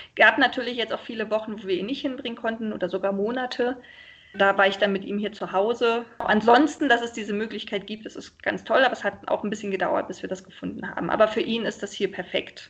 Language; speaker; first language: German; native; German